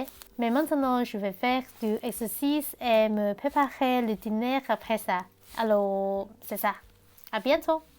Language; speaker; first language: French; non-native, learner; Cantonese